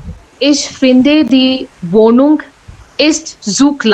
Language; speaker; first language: German; non-native, learner; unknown